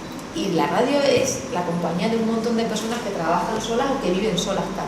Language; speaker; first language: Spanish; native; Spanish